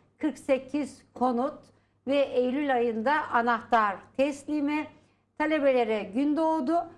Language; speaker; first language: Turkish; native; Turkish